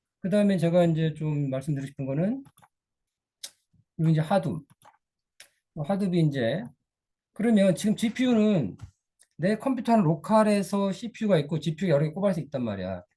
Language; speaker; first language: Korean; native; Korean